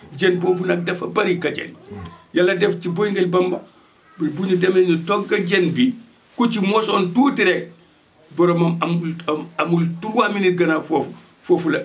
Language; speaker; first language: Wolof; non-native, local second language; Fula